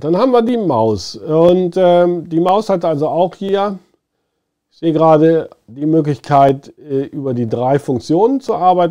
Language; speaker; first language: German; native; German